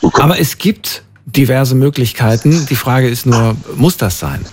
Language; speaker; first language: German; native; German